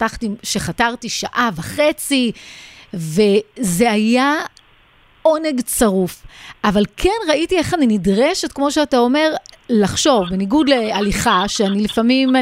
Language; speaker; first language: Hebrew; native; Hebrew